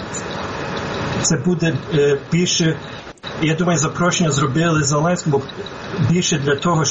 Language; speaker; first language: Ukrainian; non-native, fluent; English